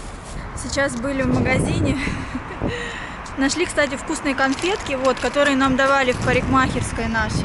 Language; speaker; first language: Russian; native; Russian